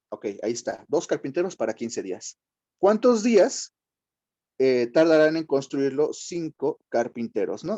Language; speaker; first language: Spanish; native; Spanish